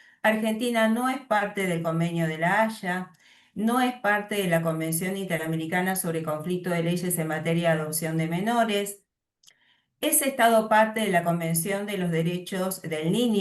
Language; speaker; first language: Spanish; native; Spanish